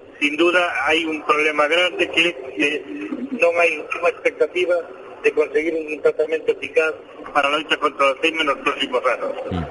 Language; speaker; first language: Galician; non-native, local second language; Spanish